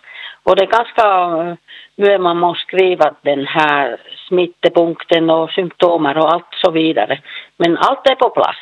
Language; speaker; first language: Swedish; non-native, learner; Finnish